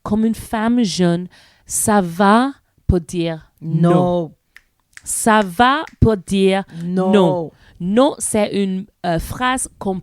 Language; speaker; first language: French; non-native, learner; English